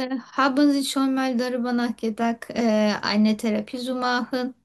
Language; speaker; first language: German; non-native, learner; Turkish